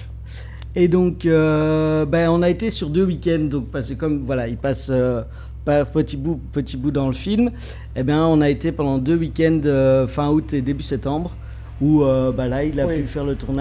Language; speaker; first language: French; native; French